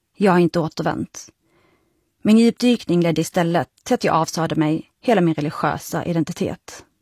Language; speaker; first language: Swedish; early bilingual, other home language; Arabic